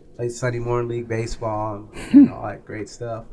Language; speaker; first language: English; native; English